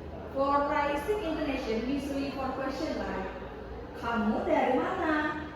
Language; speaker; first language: English; non-native, learner; Indonesian